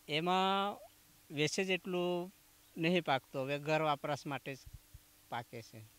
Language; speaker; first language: Gujarati; non-native, local second language; Vasavi